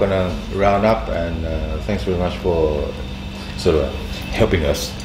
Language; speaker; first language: English; non-native, fluent; Thai